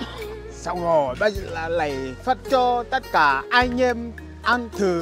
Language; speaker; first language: Vietnamese; non-native, learner; Portuguese